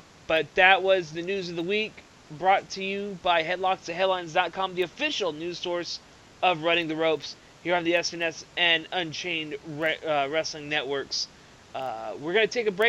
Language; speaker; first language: English; native; English